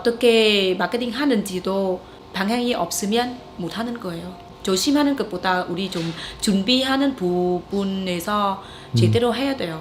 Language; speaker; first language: Korean; non-native, fluent; Vietnamese